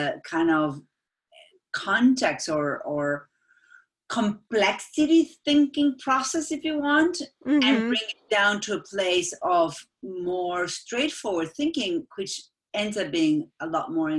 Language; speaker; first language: English; non-native, fluent; Spanish